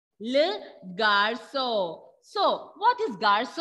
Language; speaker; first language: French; non-native, fluent; Malayalam